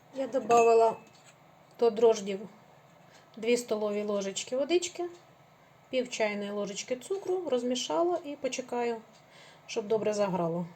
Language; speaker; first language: Ukrainian; native; Ukrainian